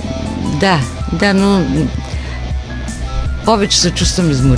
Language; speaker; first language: Bulgarian; native; Bulgarian